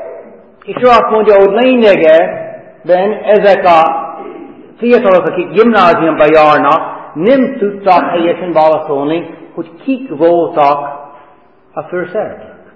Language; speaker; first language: Hungarian; non-native, fluent; English